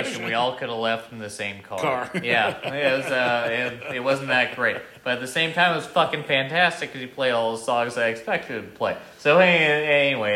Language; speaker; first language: English; native; English